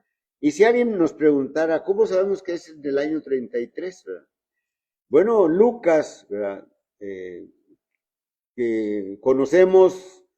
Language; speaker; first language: Spanish; native; Spanish